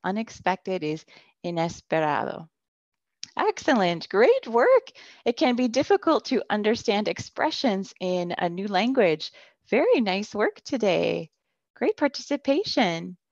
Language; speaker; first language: English; native; English